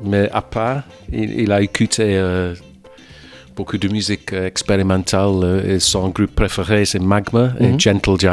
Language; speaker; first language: French; non-native, fluent; English